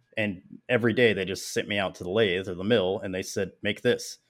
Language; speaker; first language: English; native; English